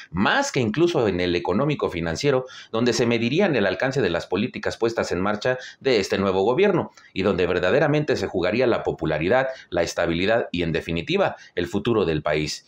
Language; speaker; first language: Spanish; native; Spanish